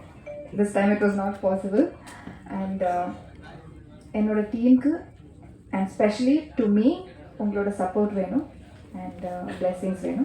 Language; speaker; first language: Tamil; non-native, learner; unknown